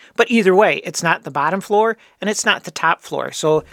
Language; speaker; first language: English; native; English